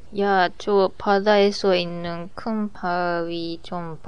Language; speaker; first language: Korean; non-native, learner; Japanese